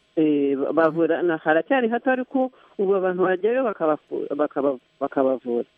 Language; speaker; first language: Kinyarwanda; early bilingual, heritage; Kinyarwanda